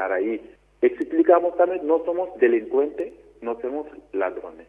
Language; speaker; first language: Spanish; non-native, learner; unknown